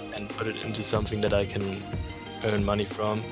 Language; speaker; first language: English; non-native, fluent; German